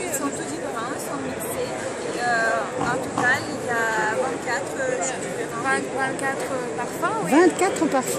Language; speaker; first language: French; non-native, fluent; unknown